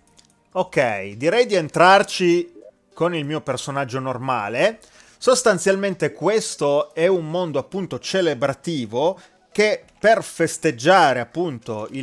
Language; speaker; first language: Italian; native; Italian